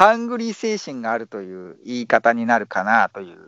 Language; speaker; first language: Japanese; native; Japanese